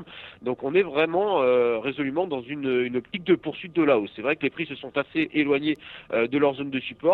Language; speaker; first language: French; native; French